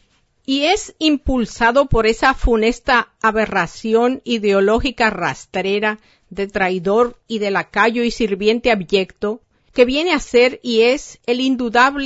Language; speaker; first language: Spanish; native; Spanish